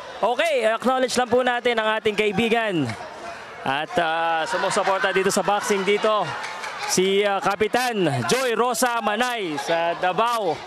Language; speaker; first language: Filipino; non-native, local second language; Cebuano